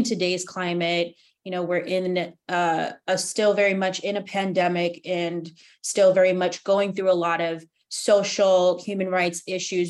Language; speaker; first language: English; native; English